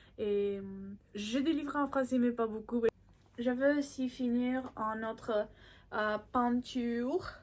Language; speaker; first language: French; non-native, learner; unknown